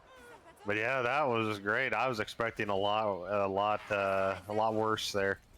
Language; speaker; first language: English; native; English